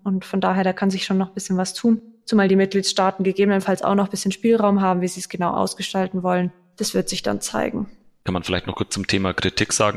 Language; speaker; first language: German; native; German